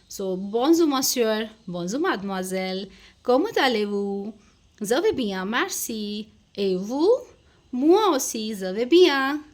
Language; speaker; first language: French; non-native, fluent; Hindi